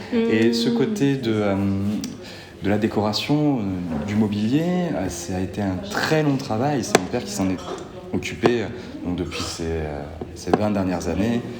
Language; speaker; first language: French; native; French